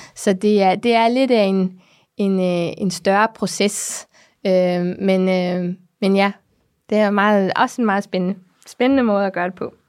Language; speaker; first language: Danish; early bilingual, heritage; Danish